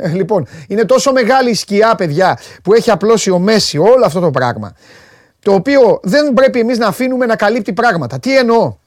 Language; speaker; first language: Greek; native; Greek